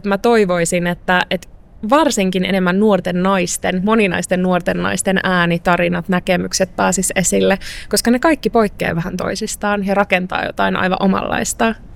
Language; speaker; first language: Finnish; early bilingual, other home language; Arabic